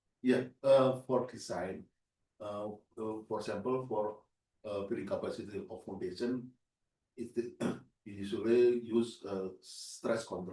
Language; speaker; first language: English; non-native, learner; Indonesian